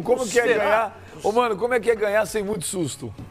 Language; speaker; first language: Portuguese; native; Portuguese